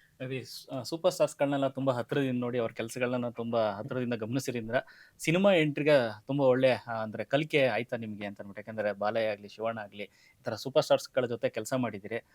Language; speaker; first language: Kannada; native; Kannada